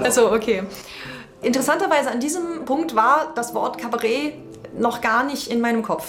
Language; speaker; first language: German; native; German